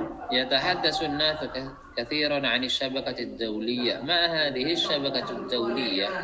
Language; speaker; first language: Arabic; non-native, fluent; Indonesian